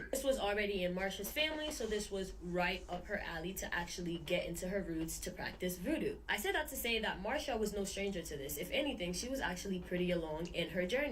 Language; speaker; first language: English; native; English